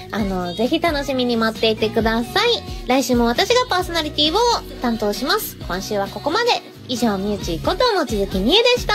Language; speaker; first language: Japanese; native; Japanese